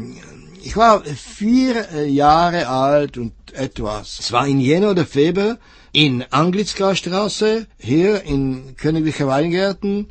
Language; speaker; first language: German; non-native, fluent; Czech